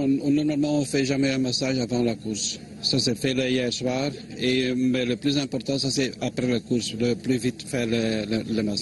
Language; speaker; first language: French; non-native, local second language; Dutch